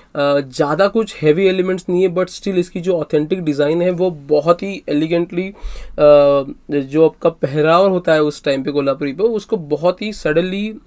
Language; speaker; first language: Hindi; non-native, local second language; Marathi